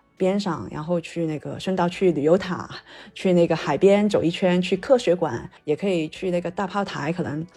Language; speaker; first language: Chinese; non-native, local second language; Cantonese